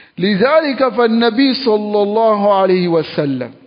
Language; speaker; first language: Arabic; non-native, fluent; French